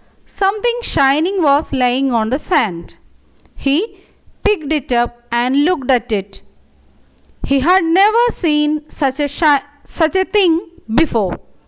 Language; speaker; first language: English; non-native, local second language; Malayalam